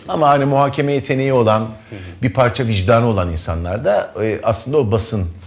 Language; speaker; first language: Turkish; native; Turkish